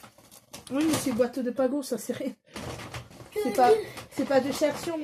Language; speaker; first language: French; native; French